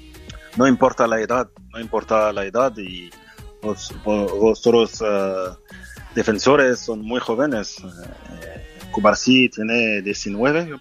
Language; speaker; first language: Spanish; non-native, fluent; French